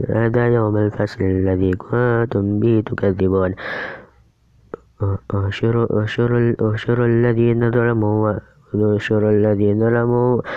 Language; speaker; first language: Arabic; non-native, learner; Indonesian